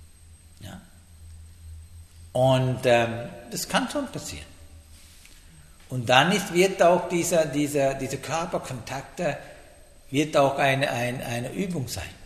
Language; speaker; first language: German; non-native, fluent; Sinhala